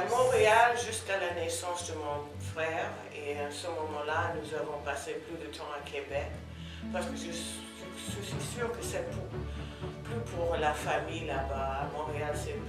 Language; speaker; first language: French; non-native, fluent; English